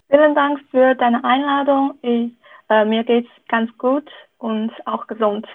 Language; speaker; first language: German; non-native, fluent; Chinese